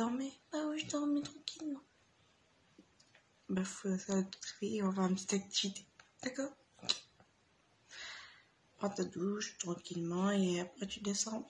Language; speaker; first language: French; native; French